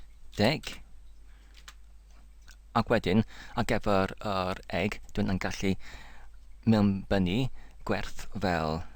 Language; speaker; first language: Welsh; non-native, learner; English